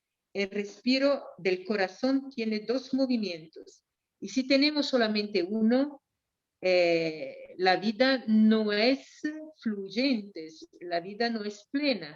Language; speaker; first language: Spanish; non-native, fluent; Portuguese